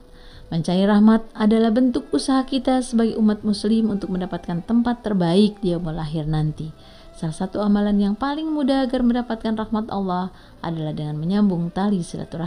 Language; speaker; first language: Indonesian; native; Indonesian